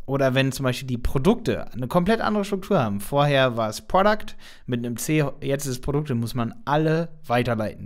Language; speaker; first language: German; native; German